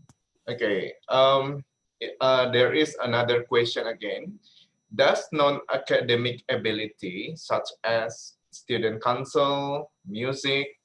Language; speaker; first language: English; non-native, learner; Indonesian